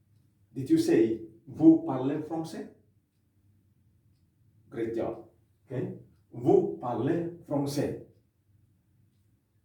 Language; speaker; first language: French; non-native, fluent; Indonesian